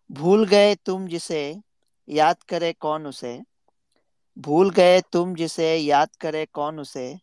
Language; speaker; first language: Hindi; non-native, local second language; Marathi